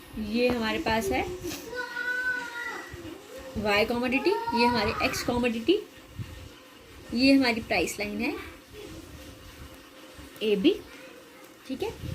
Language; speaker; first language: Hindi; native; Hindi